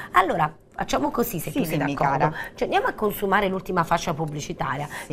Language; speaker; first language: Italian; native; Italian